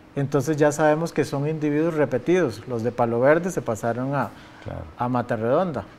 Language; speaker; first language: Spanish; native; Spanish